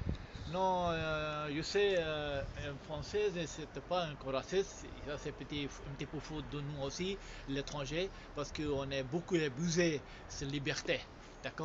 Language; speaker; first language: French; non-native, fluent; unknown